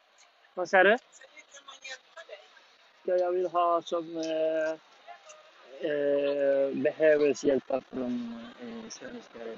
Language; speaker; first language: Swedish; non-native, learner; Uyghur